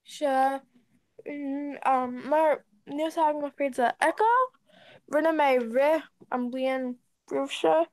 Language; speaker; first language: Irish; non-native, learner; English